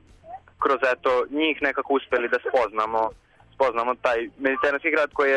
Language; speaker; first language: Serbian; native; Serbian